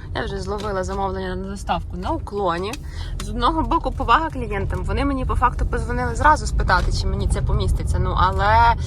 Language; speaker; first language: Ukrainian; non-native, local second language; Russian